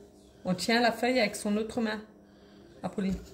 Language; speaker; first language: French; native; French